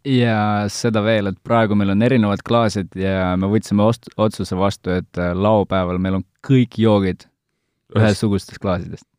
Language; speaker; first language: Estonian; non-native, local second language; Russian